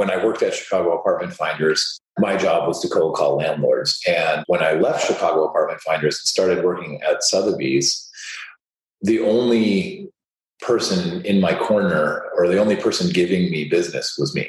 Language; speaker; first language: English; native; English